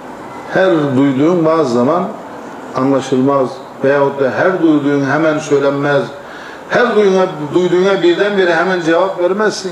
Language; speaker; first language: Turkish; native; Turkish